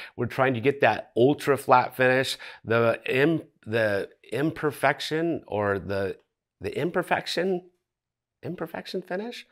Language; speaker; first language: English; native; English